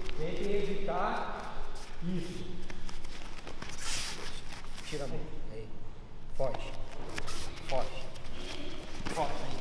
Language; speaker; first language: Portuguese; native; Portuguese